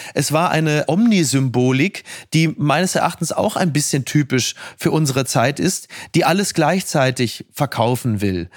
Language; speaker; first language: German; native; German